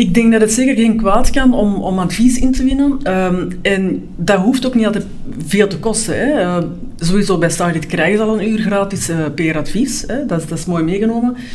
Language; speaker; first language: Dutch; native; Dutch